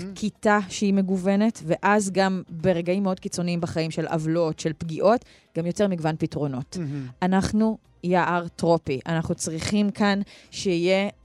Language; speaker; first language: Hebrew; native; Hebrew